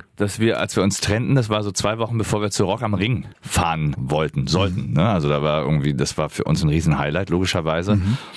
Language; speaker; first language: German; native; German